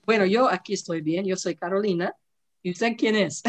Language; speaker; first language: Spanish; non-native, learner; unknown